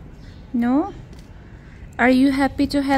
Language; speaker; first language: English; non-native, fluent; Chinese